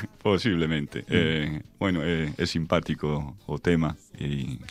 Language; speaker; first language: Galician; non-native, local second language; Spanish